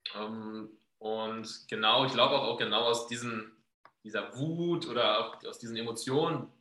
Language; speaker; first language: German; native; German